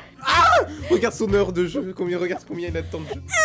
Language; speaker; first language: French; native; French